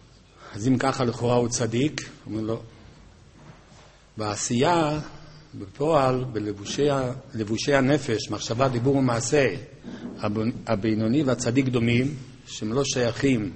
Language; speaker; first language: Hebrew; native; Hebrew